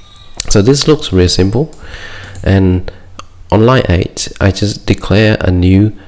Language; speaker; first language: English; non-native, fluent; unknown